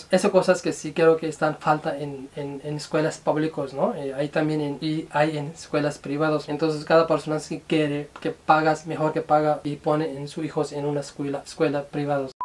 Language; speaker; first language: Spanish; non-native, learner; Urdu